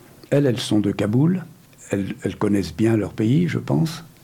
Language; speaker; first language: French; native; French